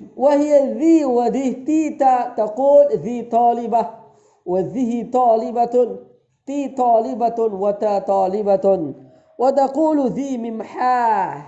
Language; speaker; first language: Arabic; non-native, fluent; Indonesian